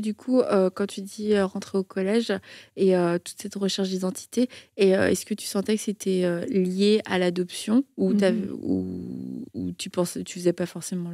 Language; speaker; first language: French; native; French